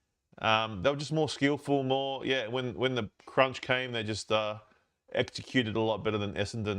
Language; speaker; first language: English; native; English